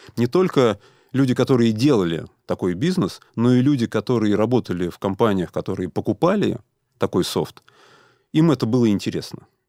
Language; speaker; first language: Russian; native; Russian